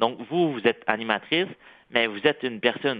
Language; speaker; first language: French; native; French